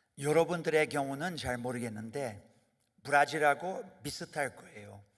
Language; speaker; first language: Korean; non-native, fluent; Portuguese